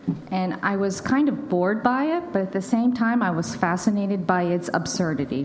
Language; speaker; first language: English; native; English